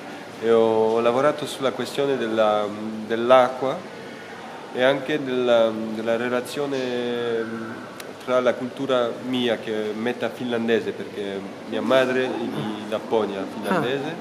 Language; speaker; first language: Italian; non-native, fluent; French